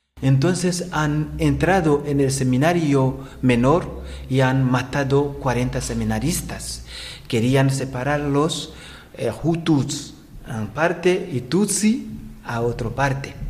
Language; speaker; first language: Spanish; non-native, learner; Rundi